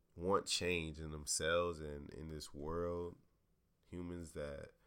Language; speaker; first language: English; native; English